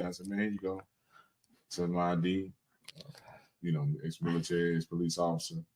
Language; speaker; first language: English; native; English